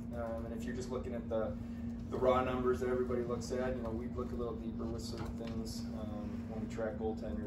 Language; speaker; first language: English; native; English